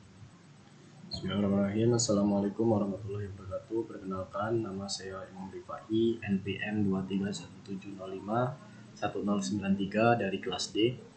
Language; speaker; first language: Indonesian; native; Indonesian